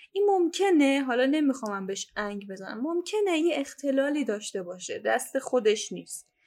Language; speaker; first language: Persian; native; Persian